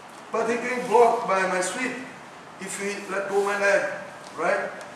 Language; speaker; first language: English; non-native, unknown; Portuguese